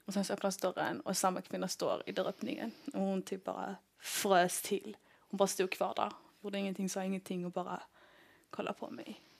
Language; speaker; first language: Swedish; early bilingual, other home language; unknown